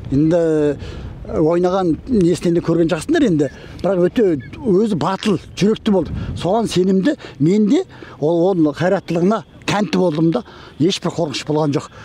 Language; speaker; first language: Kazakh; early bilingual, heritage; Kazakh